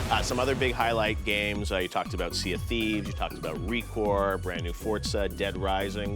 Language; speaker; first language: English; native; English